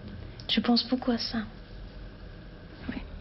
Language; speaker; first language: French; non-native, fluent; German